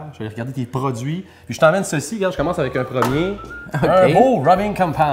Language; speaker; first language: French; native; French